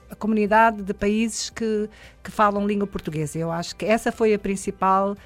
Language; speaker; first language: Portuguese; native; Portuguese